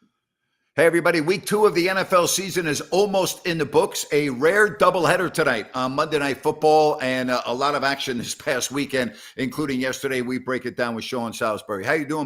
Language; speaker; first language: English; native; English